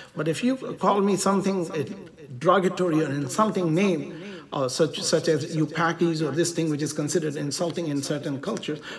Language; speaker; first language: English; non-native, local second language; Urdu